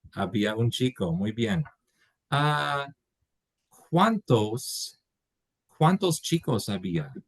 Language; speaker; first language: Spanish; non-native, fluent; English